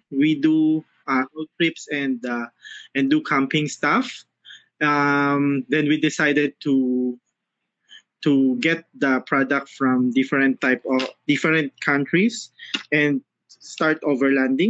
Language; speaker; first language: English; non-native, local second language; Filipino